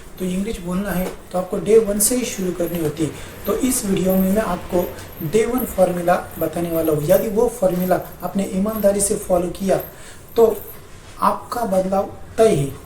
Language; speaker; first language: Hindi; non-native, local second language; Marathi